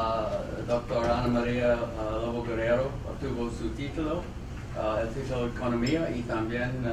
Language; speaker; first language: Spanish; non-native, fluent; English